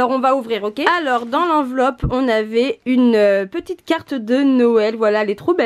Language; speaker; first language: French; native; French